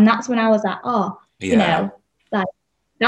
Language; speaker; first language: English; native; English